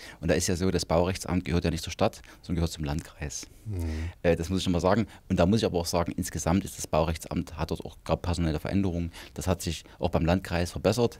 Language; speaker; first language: German; native; German